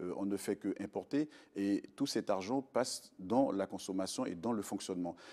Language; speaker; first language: French; native; French